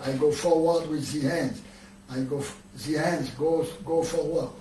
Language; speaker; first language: English; non-native, learner; French